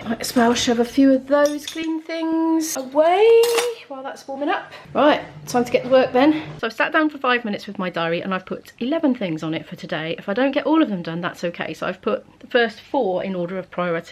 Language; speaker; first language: English; native; English